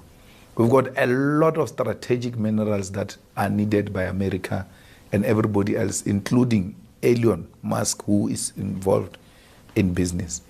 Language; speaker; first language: English; non-native, local second language; Northern Sotho